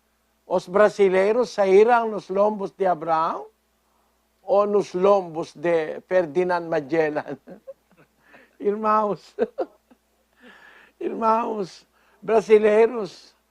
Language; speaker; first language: Portuguese; non-native, fluent; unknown